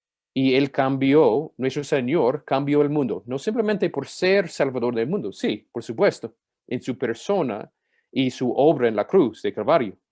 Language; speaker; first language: Spanish; non-native, fluent; English